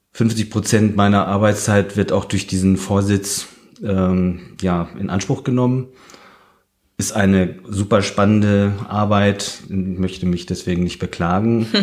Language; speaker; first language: German; early bilingual, heritage; German